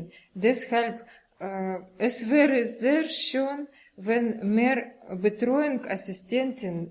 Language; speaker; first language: German; non-native, learner; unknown